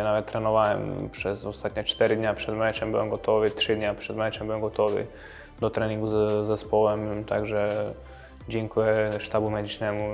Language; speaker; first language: Polish; non-native, fluent; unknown